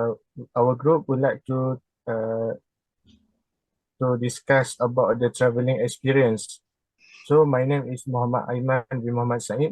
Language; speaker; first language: English; non-native, learner; Malay